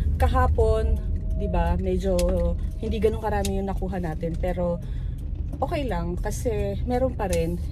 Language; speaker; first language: Filipino; native; Filipino